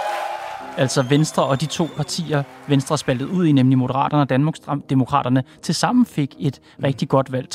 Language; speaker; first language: Danish; native; Danish